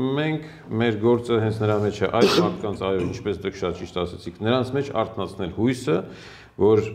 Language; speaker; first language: Armenian; native; Armenian